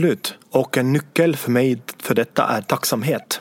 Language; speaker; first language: Swedish; non-native, fluent; Estonian